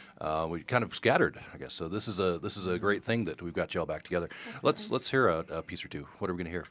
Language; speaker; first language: English; native; English